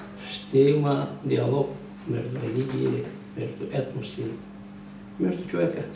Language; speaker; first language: Bulgarian; non-native, local second language; Turkish